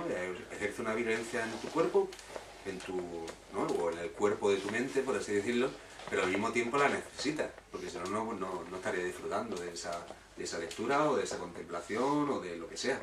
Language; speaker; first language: Spanish; native; Spanish